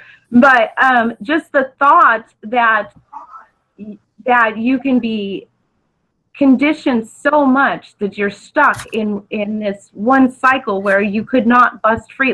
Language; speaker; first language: English; native; English